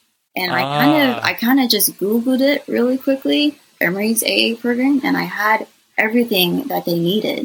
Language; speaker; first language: English; native; English